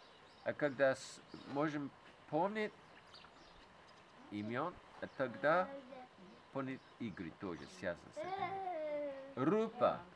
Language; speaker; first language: Russian; non-native, fluent; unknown